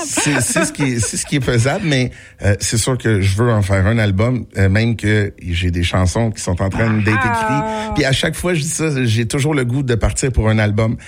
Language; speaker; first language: French; native; French